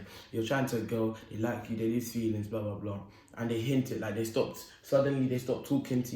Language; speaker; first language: English; native; English